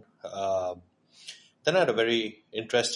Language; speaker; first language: English; non-native, local second language; Marathi